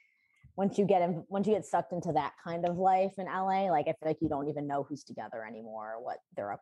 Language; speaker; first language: English; native; English